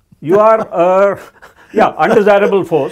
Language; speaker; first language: English; non-native, local second language; Hindi